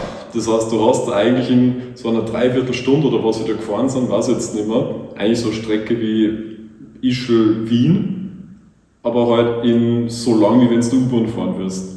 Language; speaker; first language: German; native; German